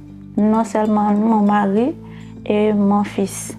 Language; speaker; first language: French; non-native, learner; Haitian Creole